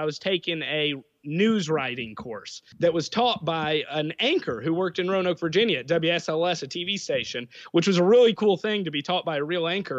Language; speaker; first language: English; native; English